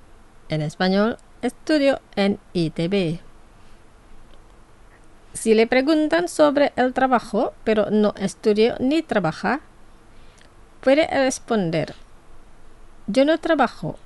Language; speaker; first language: Spanish; non-native, fluent; Indonesian